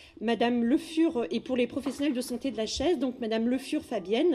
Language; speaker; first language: French; native; French